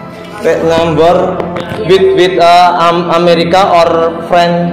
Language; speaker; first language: English; non-native, learner; Javanese